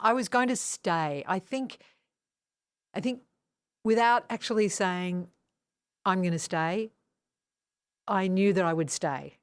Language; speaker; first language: English; non-native, fluent; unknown